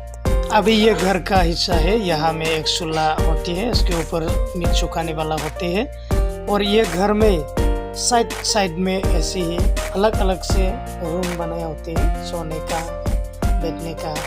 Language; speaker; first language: Hindi; non-native, local second language; Bodo